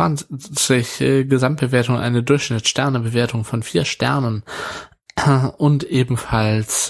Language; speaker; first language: German; native; German